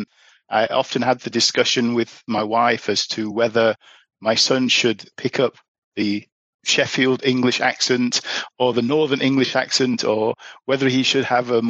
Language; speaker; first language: English; native; English